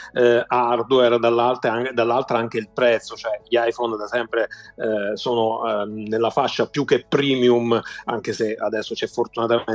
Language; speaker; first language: Italian; native; Italian